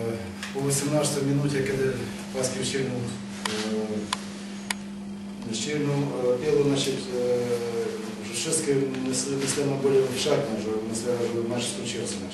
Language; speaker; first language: Polish; non-native, learner; Ukrainian